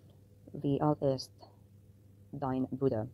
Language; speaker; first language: German; non-native, learner; English